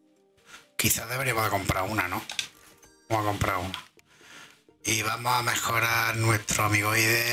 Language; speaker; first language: Spanish; native; Spanish